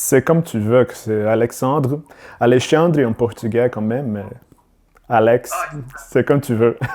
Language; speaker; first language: French; non-native, learner; Portuguese